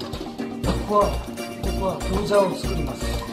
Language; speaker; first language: Japanese; non-native, fluent; Korean